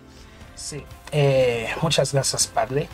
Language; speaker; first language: Spanish; non-native, fluent; Haitian Creole